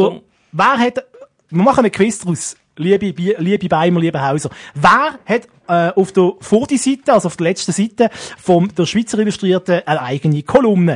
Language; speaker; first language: German; native; German